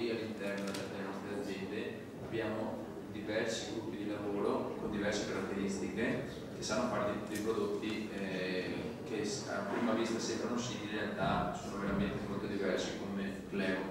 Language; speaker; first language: Italian; native; Italian